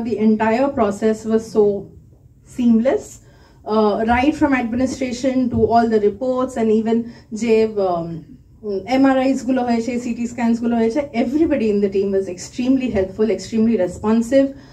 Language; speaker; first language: English; non-native, local second language; Bangla